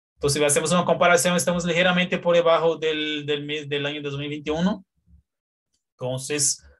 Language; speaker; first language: Spanish; non-native, fluent; Portuguese